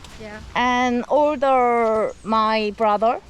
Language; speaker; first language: English; non-native, learner; Korean